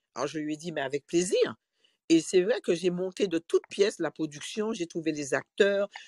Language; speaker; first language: French; native; French